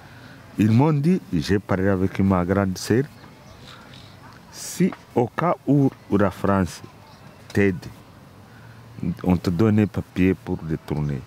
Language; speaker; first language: French; non-native, local second language; Kinyarwanda